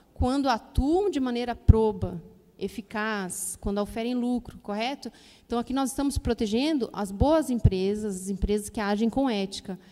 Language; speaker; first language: Portuguese; native; Portuguese